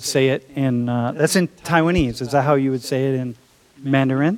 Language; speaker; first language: English; native; English